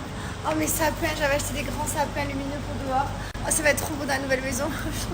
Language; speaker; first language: French; native; French